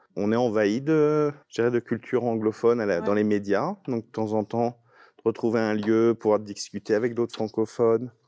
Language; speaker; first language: French; native; French